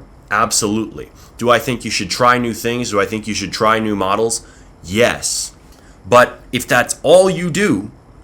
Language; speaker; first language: English; native; English